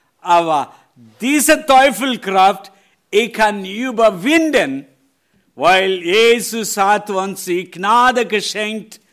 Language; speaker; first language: German; non-native, learner; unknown